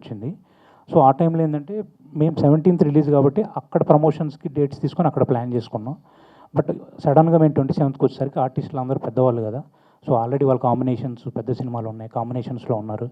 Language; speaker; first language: Telugu; native; Telugu